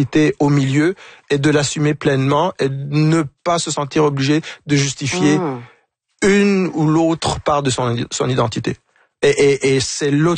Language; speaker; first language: French; non-native, local second language; Kinyarwanda